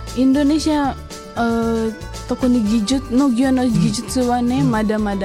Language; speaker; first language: Japanese; non-native, learner; Indonesian